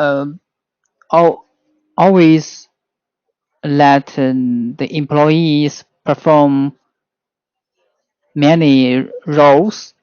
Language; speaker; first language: English; non-native, learner; Chinese